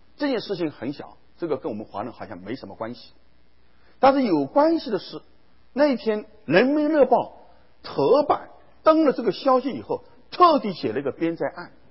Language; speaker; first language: Chinese; native; Chinese